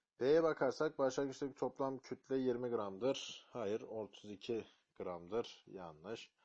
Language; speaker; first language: Turkish; native; Turkish